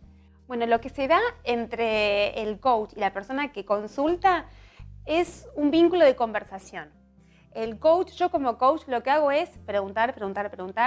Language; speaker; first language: Spanish; native; Spanish